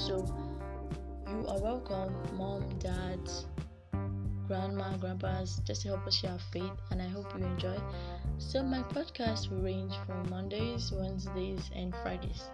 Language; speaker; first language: English; non-native, local second language; Yoruba